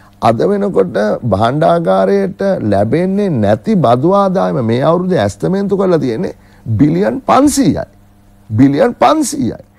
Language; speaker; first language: Sinhala; native; Sinhala